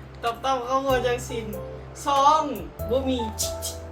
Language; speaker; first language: Korean; non-native, learner; Lao